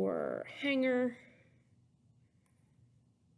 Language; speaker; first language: English; native; English